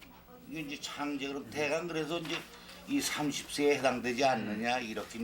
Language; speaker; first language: Korean; native; Korean